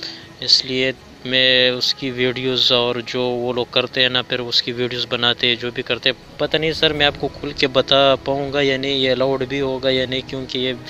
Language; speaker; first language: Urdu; non-native, local second language; Pashto